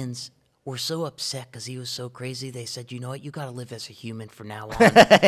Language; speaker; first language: English; native; English